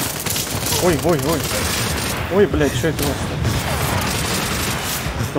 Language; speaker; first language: Russian; native; Russian